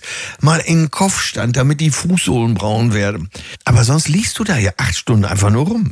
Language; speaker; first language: German; native; German